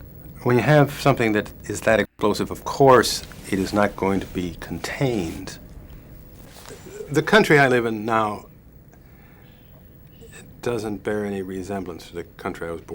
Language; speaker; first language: English; native; English